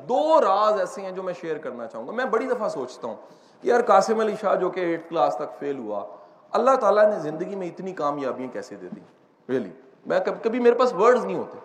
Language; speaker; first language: Urdu; non-native, local second language; Punjabi